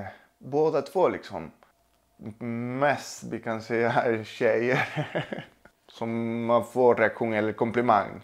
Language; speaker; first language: Swedish; non-native, fluent; Spanish